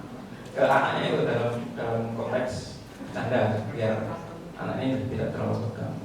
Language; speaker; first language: Indonesian; native; Indonesian